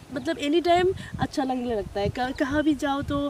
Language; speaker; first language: Hindi; non-native, local second language; Assamese